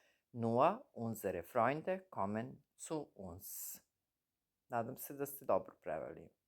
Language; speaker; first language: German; non-native, fluent; Serbian